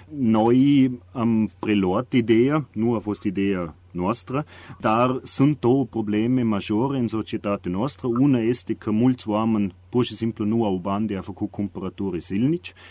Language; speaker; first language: Romanian; non-native, fluent; German